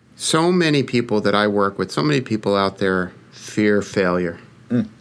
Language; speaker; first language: English; native; English